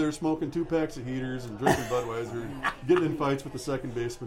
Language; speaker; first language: English; native; English